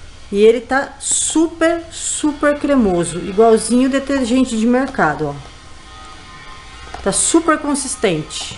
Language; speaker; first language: Portuguese; native; Portuguese